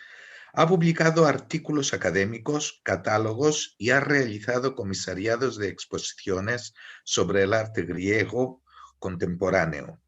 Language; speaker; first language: Spanish; non-native, fluent; Greek